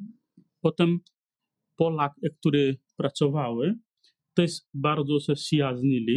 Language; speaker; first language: Polish; non-native, learner; Nepali